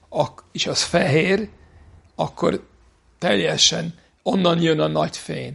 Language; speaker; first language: Hungarian; non-native, fluent; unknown